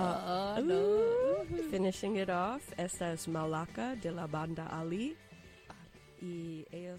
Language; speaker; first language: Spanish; non-native, learner; English